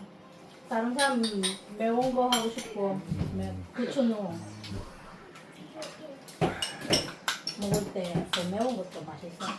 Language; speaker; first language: Korean; non-native, local second language; Filipino